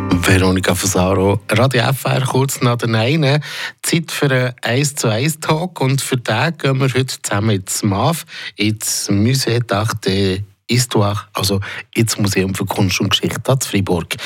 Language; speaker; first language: German; native; German